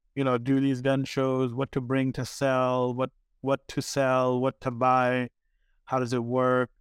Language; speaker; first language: English; early bilingual, other home language; Arabic